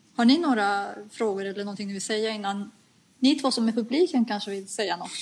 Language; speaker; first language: Swedish; early bilingual, other home language; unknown